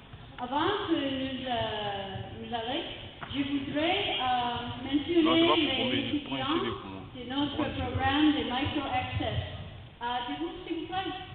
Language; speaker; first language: French; non-native, fluent; English